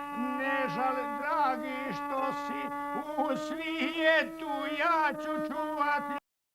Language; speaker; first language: Bosnian; native; Bosnian